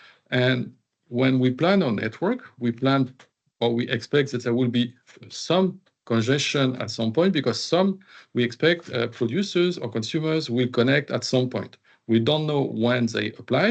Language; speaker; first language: English; non-native, fluent; French